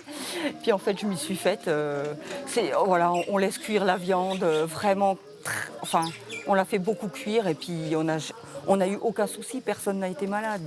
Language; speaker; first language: French; native; French